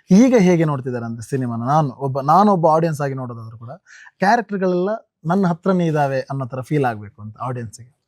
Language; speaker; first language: Kannada; non-native, local second language; Tulu